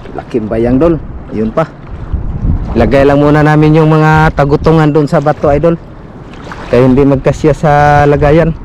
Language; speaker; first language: Filipino; non-native, local second language; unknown